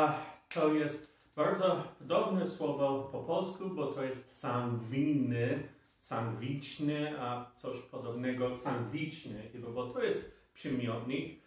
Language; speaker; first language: Polish; non-native, fluent; English